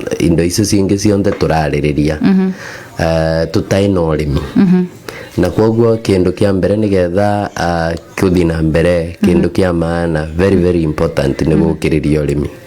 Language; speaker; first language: Kikuyu; non-native, local second language; Embu